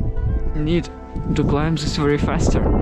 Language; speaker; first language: English; non-native, learner; Russian